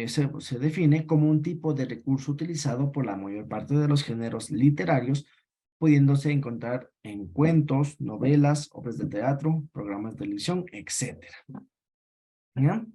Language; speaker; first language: Spanish; native; Spanish